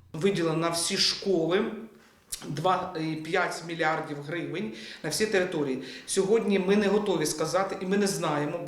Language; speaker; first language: Ukrainian; native; Ukrainian